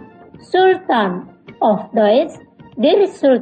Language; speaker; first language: German; non-native, fluent; Indonesian